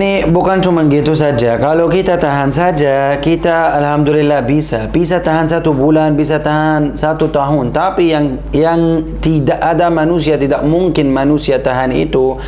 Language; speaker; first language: Indonesian; non-native, learner; Arabic